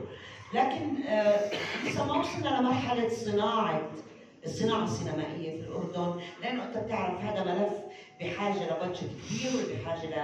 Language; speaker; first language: Arabic; native; Arabic